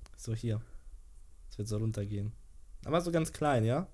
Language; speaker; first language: German; early bilingual, other home language; Polish